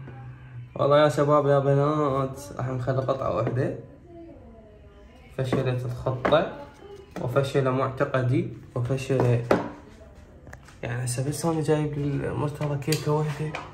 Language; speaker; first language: Arabic; native; Arabic